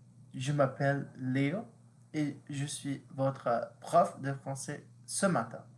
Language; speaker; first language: French; non-native, fluent; English